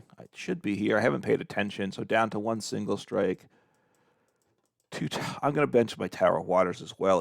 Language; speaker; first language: English; native; English